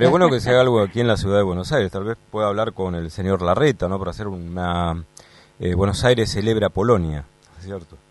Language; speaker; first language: Spanish; native; Spanish